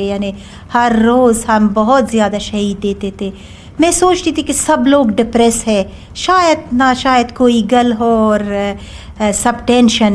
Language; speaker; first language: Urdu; non-native, learner; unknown